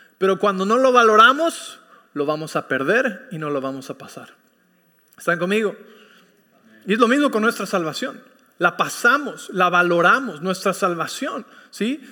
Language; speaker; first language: Spanish; early bilingual, heritage; Spanish